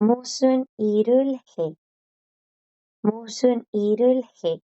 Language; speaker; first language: Korean; non-native, fluent; Spanish